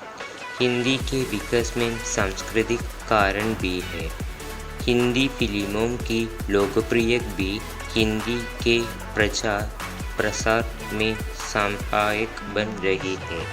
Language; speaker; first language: Hindi; non-native, local second language; Malayalam